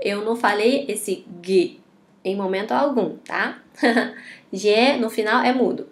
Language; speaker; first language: Portuguese; non-native, fluent; Chinese